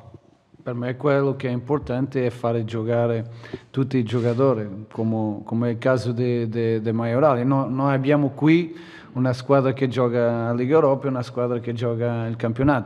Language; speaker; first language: Italian; non-native, fluent; Portuguese